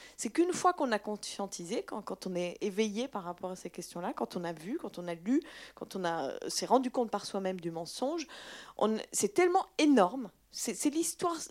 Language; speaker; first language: French; native; French